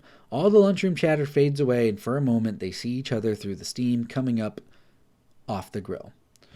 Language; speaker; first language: English; native; English